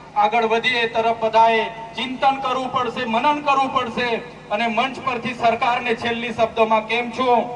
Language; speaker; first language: Gujarati; non-native, local second language; Vasavi